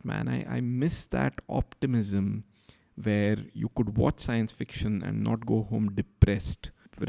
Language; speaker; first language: English; non-native, local second language; Marathi